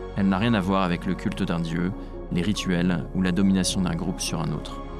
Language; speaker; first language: French; native; French